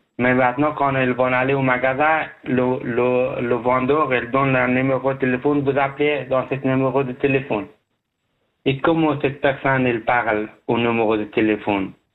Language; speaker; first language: French; non-native, learner; Persian